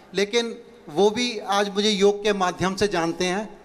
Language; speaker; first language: Hindi; native; Hindi